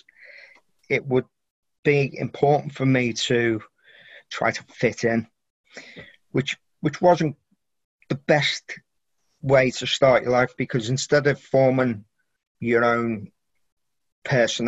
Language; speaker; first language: English; native; English